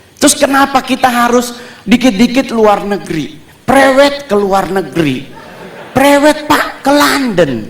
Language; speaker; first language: Indonesian; native; Indonesian